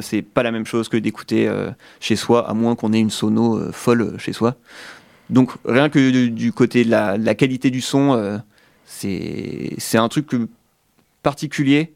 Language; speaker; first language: French; native; French